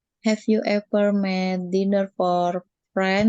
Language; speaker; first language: English; non-native, learner; Indonesian